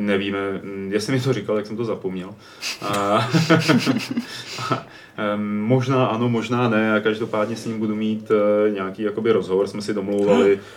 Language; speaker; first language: Czech; native; Czech